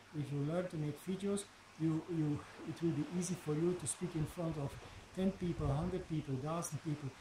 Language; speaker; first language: English; non-native, fluent; Dutch